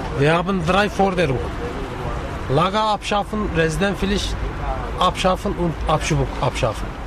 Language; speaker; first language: German; non-native, learner; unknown